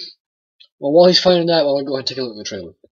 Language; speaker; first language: English; native; English